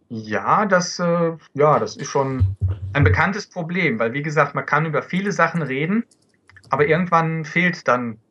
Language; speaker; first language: German; early bilingual, other home language; Dutch